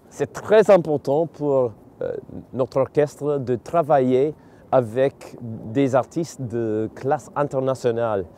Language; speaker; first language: French; non-native, fluent; English